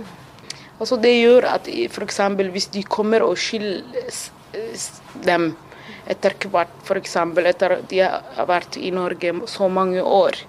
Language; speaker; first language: Norwegian; non-native, fluent; Somali